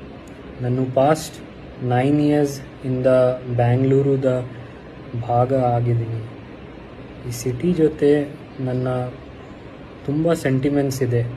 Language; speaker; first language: Kannada; non-native, learner; Hindi